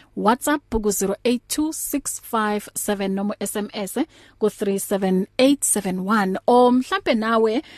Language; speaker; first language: Zulu; native; Zulu